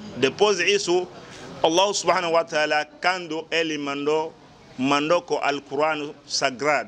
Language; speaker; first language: Portuguese; non-native, learner; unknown